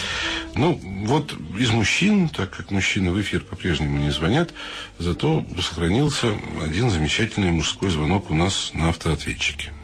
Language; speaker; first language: Russian; native; Russian